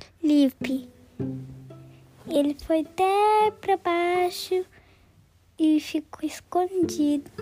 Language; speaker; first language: Portuguese; early bilingual, heritage; Portuguese